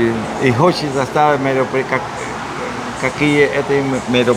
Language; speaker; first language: Russian; non-native, learner; Spanish